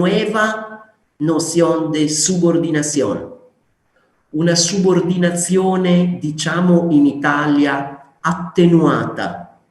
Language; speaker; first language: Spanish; non-native, fluent; Italian